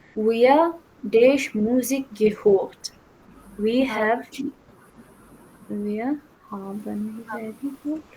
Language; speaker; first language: German; non-native, fluent; Urdu